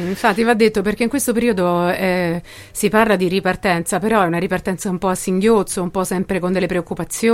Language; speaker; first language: Italian; native; Italian